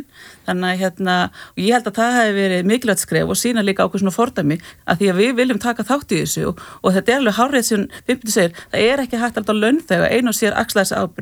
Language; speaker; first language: Icelandic; native; Icelandic